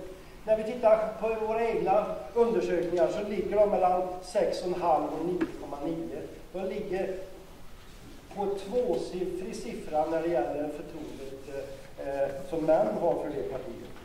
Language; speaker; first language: Swedish; native; Swedish